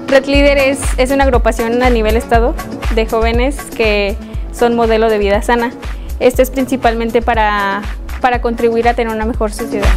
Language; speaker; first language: Spanish; native; Spanish